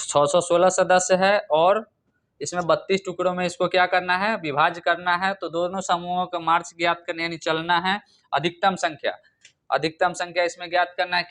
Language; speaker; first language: Hindi; native; Hindi